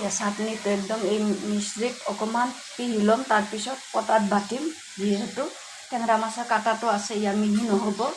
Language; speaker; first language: Assamese; non-native, local second language; Bangla